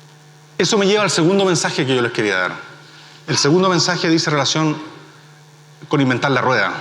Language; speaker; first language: Spanish; native; Spanish